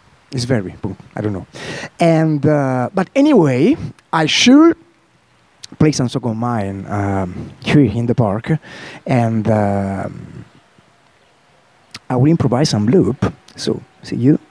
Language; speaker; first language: English; non-native, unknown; Italian